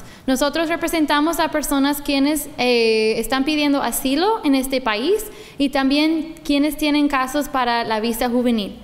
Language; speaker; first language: Spanish; non-native, fluent; English